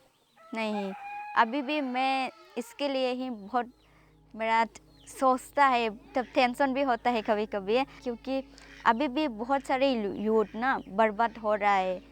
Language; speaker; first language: Hindi; non-native, local second language; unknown